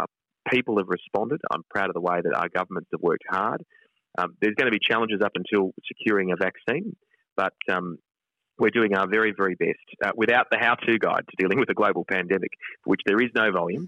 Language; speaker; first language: English; native; English